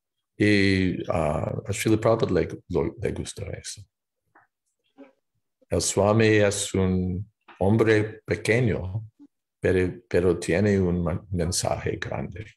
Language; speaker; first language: Spanish; non-native, fluent; English